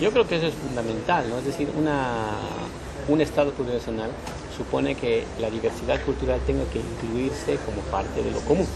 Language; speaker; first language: Spanish; native; Spanish